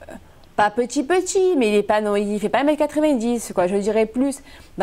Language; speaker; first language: French; native; French